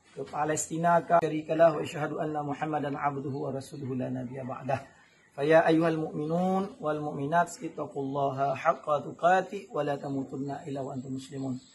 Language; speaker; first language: Malay; non-native, local second language; Achinese